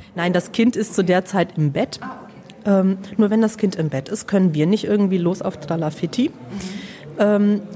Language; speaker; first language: German; native; German